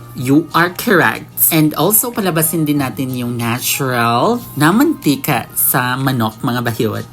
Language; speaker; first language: Filipino; non-native, local second language; Cebuano